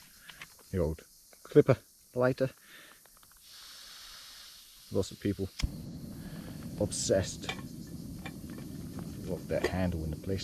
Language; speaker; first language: English; native; English